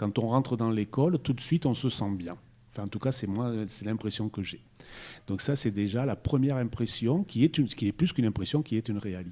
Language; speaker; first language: French; native; French